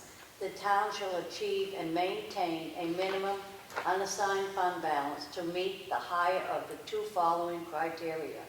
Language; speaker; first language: English; native; English